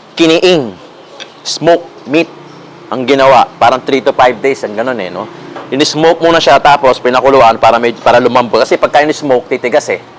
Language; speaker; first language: Filipino; native; Filipino